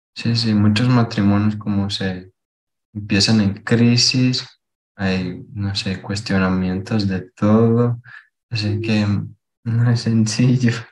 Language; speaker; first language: Spanish; non-native, fluent; Portuguese